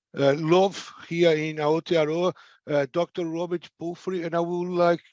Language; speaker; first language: English; non-native, fluent; Portuguese